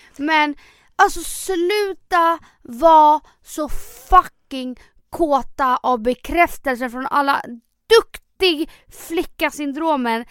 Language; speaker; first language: Swedish; early bilingual, other home language; Spanish